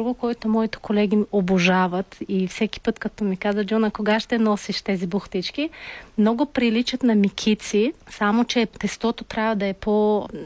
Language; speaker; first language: Bulgarian; non-native, fluent; Tajik